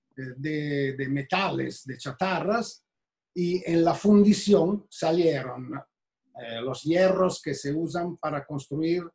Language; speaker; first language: Spanish; non-native, fluent; Italian